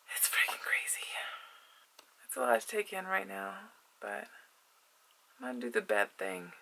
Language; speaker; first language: English; native; English